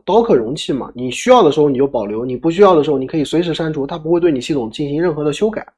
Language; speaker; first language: Chinese; native; Chinese